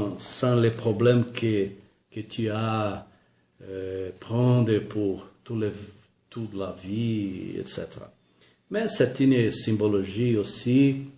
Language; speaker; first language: French; non-native, learner; Portuguese